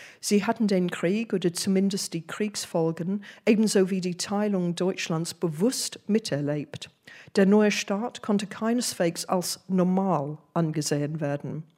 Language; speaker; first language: German; non-native, fluent; English